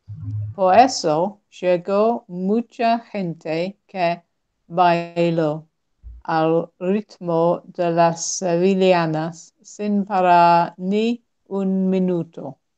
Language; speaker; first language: Spanish; non-native, learner; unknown